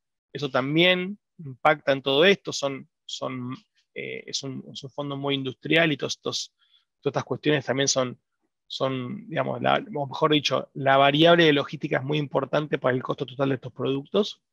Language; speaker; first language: Spanish; native; Spanish